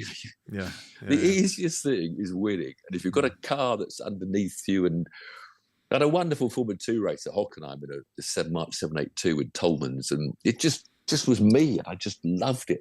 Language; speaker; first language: English; native; English